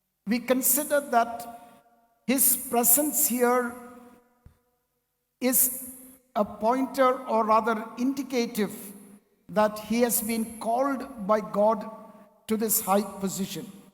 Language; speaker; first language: English; non-native, local second language; Malayalam